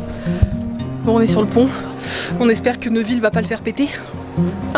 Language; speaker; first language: French; native; French